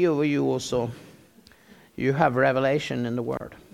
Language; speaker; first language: English; non-native, learner; Norwegian